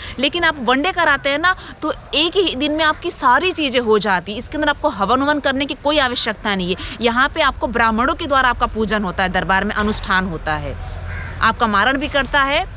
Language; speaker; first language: Hindi; native; Hindi